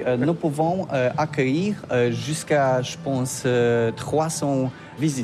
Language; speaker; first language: French; non-native, learner; Polish